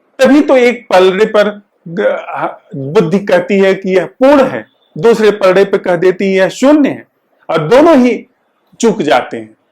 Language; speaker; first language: Hindi; native; Hindi